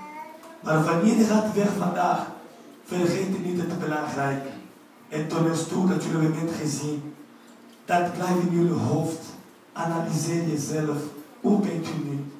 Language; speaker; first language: Dutch; non-native, learner; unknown